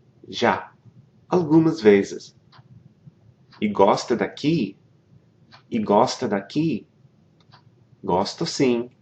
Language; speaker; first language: Portuguese; non-native, fluent; English